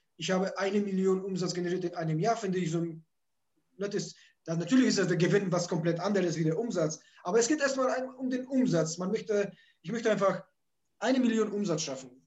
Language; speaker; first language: German; early bilingual, other home language; Polish